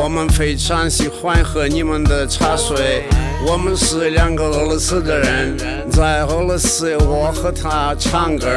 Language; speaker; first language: Chinese; non-native, learner; Russian